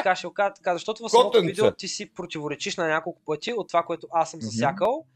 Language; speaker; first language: Bulgarian; native; Bulgarian